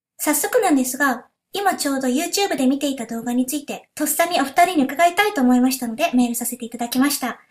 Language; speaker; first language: Japanese; native; Japanese